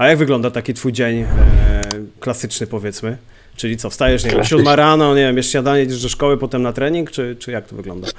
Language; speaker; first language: Polish; native; Polish